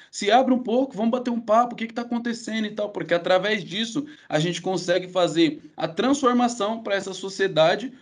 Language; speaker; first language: Portuguese; native; Portuguese